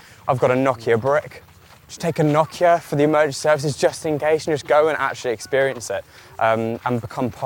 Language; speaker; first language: English; native; English